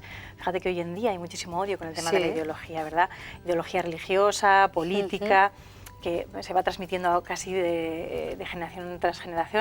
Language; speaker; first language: Spanish; native; Spanish